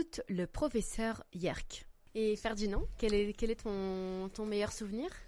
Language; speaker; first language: French; native; French